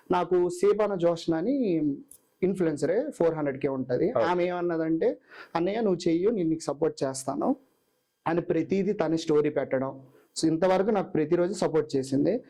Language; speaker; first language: Telugu; native; Telugu